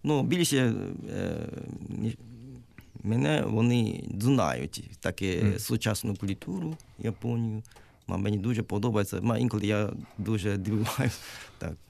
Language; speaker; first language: Ukrainian; non-native, learner; Japanese